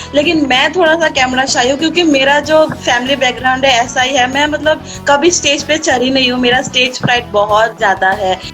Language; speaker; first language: Hindi; non-native, local second language; Assamese